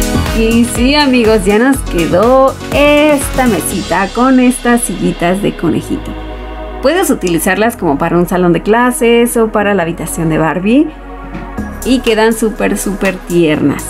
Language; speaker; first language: Spanish; native; Spanish